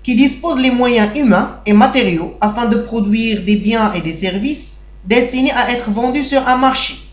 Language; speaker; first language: French; non-native, local second language; Arabic